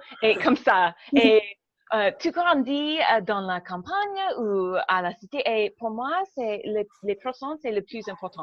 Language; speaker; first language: French; non-native, learner; English